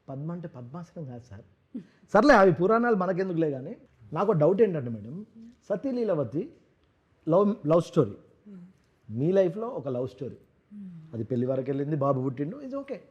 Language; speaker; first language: Telugu; native; Telugu